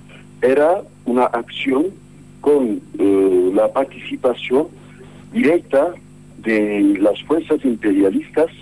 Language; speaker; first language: Spanish; non-native, fluent; Kurdish